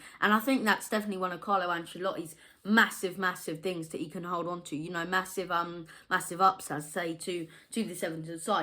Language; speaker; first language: English; native; English